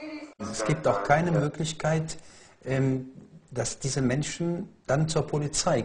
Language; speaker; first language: German; native; German